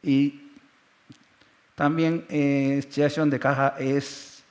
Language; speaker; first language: Spanish; non-native, learner; Japanese